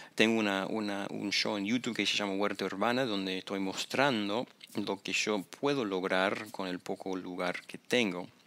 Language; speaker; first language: Spanish; non-native, fluent; English